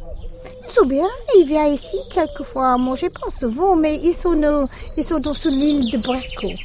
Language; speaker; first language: French; non-native, fluent; English